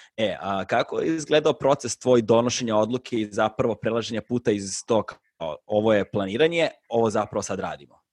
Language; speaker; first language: Serbian; native; Serbian